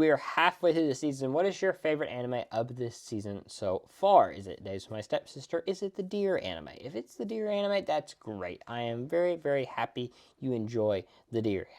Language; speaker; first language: English; native; English